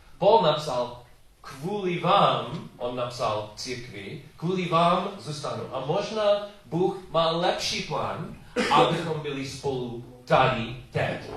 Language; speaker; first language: Czech; non-native, learner; English